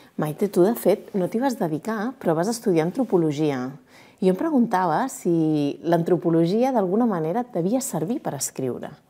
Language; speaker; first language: Catalan; native; Catalan